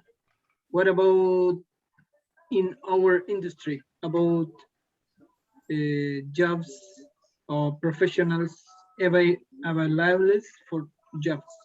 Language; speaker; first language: English; non-native, learner; Spanish